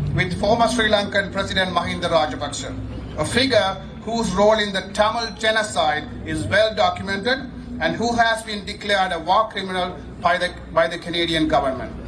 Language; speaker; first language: English; non-native, local second language; Tamil